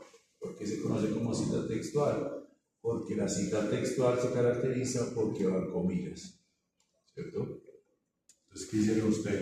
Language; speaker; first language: Spanish; native; Spanish